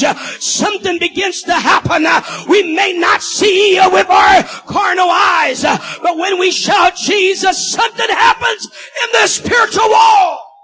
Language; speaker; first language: English; non-native, fluent; Portuguese